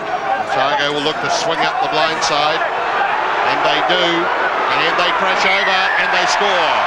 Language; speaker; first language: English; native; English